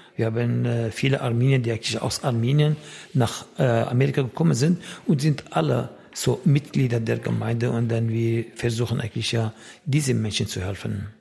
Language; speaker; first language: German; non-native, fluent; Arabic